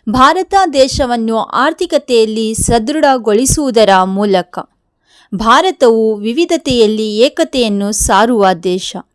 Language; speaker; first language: Kannada; native; Kannada